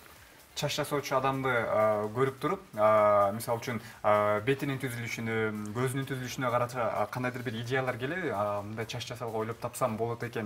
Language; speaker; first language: Kyrgyz; native; Kyrgyz